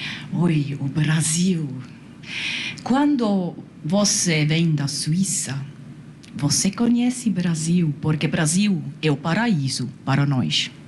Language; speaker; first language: Portuguese; non-native, learner; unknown